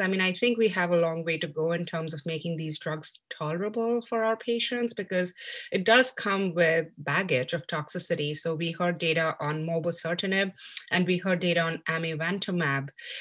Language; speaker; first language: English; non-native, local second language; Hindi